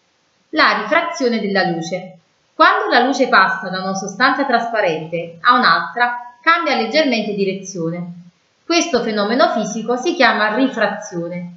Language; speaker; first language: Italian; native; Italian